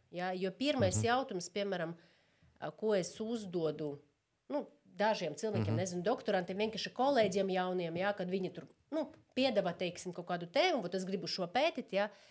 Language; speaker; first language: Latvian; non-native, local second language; Russian